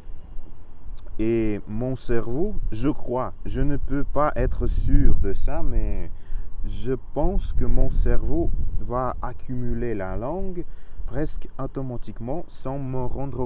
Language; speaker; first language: French; non-native, learner; Russian